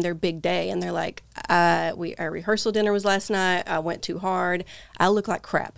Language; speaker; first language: English; native; English